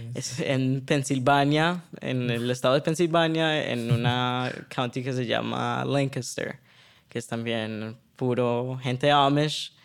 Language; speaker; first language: Spanish; early bilingual, heritage; Spanish